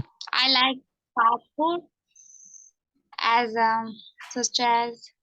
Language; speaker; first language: English; non-native, learner; Hindi